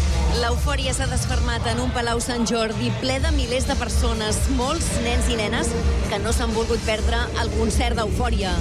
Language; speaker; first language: Catalan; native; Catalan